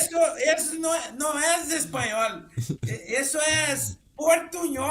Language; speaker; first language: Spanish; non-native, learner; Portuguese